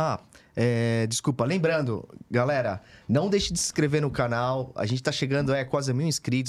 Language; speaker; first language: Portuguese; native; Portuguese